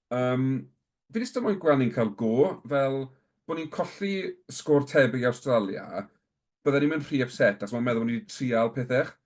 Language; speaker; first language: Welsh; native; Welsh